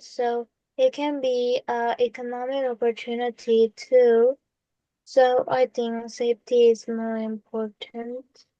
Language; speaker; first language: English; non-native, learner; Korean